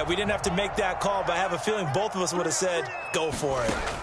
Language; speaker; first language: English; native; English